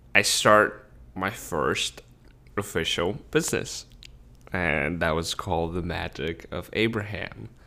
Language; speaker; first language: English; early bilingual, other home language; Spanish